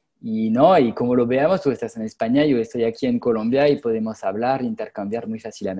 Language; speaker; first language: Spanish; non-native, fluent; French